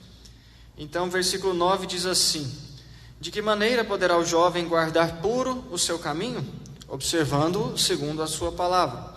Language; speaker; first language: Portuguese; native; Portuguese